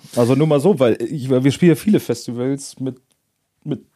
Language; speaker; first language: German; native; German